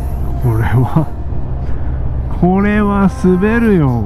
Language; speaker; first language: Japanese; native; Japanese